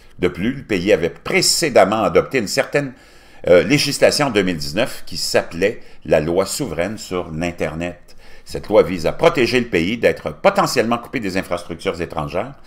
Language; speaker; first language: French; native; French